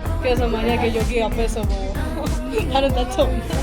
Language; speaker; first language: Korean; non-native, fluent; Spanish